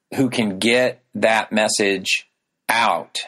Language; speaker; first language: English; native; English